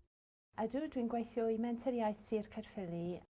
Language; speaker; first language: Welsh; non-native, local second language; English